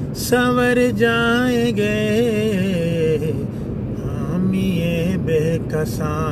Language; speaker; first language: Urdu; native; Urdu